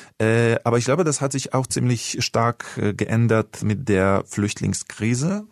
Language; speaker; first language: German; non-native, fluent; Polish